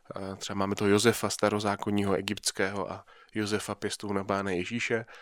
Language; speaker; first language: Czech; native; Czech